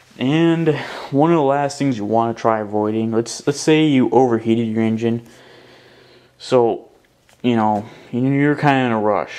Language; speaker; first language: English; native; English